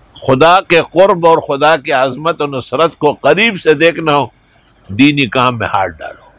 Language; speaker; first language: Urdu; non-native, local second language; Pashto